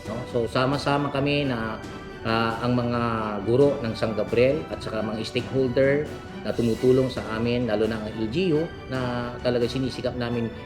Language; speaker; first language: Filipino; non-native, local second language; Pangasinan